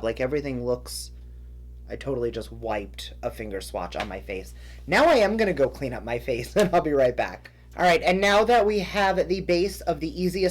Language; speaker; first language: English; native; English